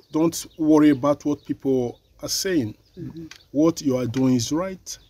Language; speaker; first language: English; non-native, learner; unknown